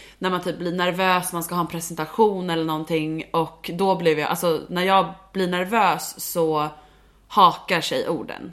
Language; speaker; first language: Swedish; native; Swedish